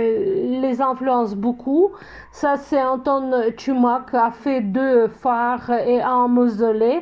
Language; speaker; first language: French; non-native, fluent; Russian